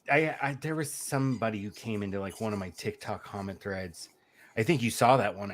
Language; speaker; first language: English; native; English